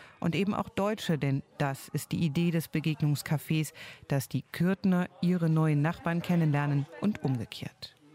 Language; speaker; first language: German; native; German